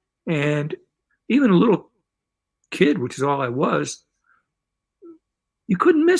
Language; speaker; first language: English; native; English